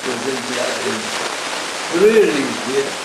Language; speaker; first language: German; early bilingual, heritage; German